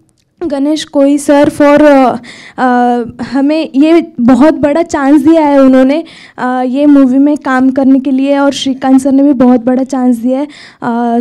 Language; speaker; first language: Hindi; non-native, local second language; Marathi